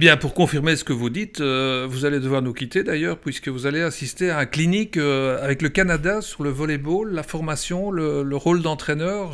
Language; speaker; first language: French; native; French